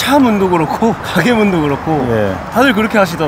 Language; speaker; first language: Korean; native; Korean